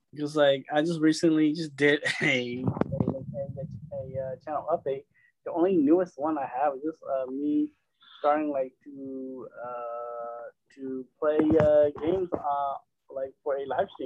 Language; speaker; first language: English; native; English